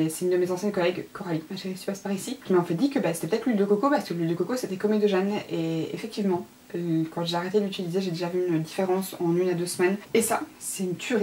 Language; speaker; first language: French; native; French